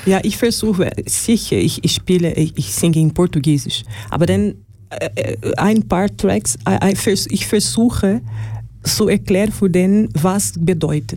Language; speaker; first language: German; non-native, learner; Portuguese